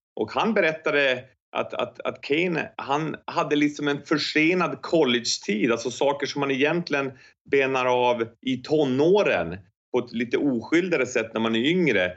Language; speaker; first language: Swedish; native; Swedish